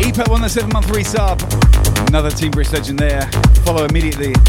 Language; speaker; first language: English; native; English